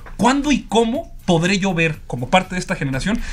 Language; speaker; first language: Spanish; native; Spanish